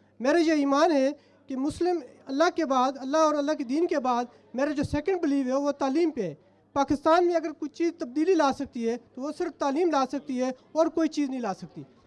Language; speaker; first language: Urdu; non-native, local second language; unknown